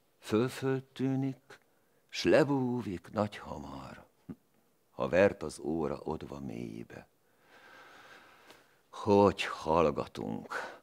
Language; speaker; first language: Hungarian; native; Hungarian